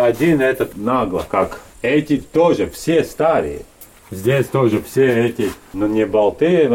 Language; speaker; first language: Russian; non-native, learner; Latvian